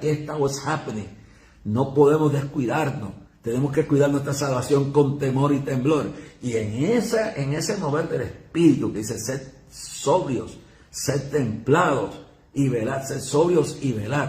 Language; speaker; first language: Spanish; native; Spanish